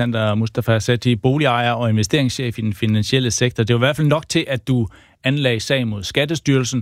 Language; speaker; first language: Danish; native; Danish